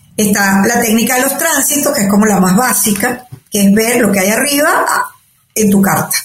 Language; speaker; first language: Spanish; native; Spanish